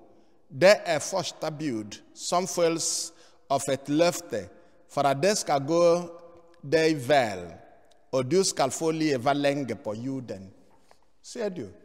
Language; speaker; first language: Swedish; non-native, fluent; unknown